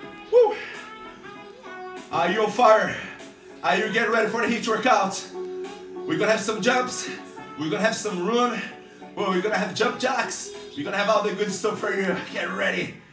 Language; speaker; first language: English; non-native, fluent; Portuguese